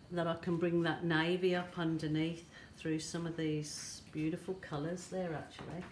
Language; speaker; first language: English; native; English